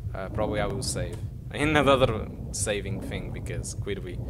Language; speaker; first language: English; non-native, fluent; Portuguese